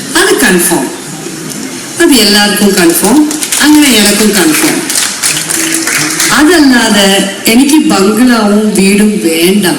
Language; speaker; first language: Malayalam; non-native, local second language; Tamil